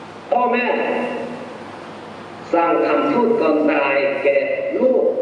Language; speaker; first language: Thai; non-native, fluent; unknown